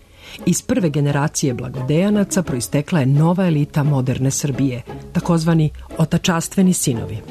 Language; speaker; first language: Serbian; native; Serbian